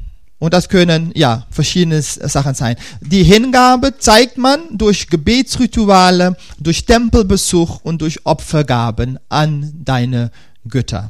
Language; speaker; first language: German; non-native, fluent; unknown